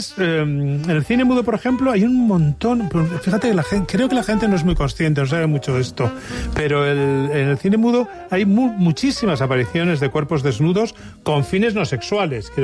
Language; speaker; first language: Spanish; native; Spanish